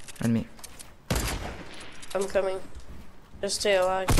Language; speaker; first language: English; non-native, fluent; Danish